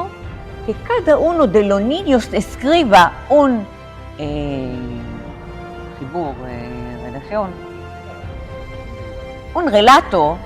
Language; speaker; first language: Spanish; non-native, fluent; Hebrew